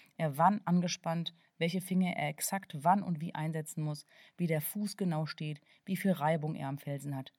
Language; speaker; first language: German; native; German